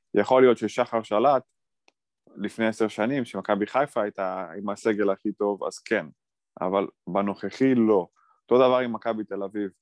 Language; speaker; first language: Hebrew; native; Hebrew